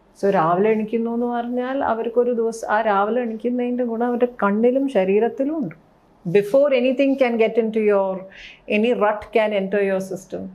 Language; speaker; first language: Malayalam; early bilingual, heritage; Malayalam